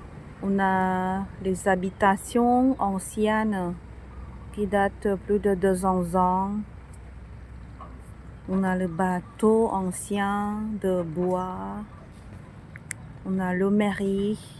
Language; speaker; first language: French; non-native, fluent; Thai